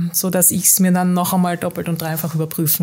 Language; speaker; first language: German; early bilingual, heritage; German